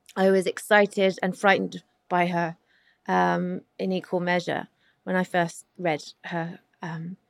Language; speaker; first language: English; native; English